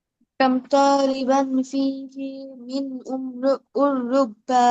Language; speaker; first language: Arabic; non-native, learner; Bangla